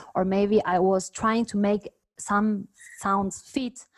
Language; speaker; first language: English; non-native, fluent; Spanish